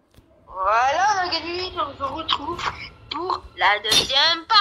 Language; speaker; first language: French; native; French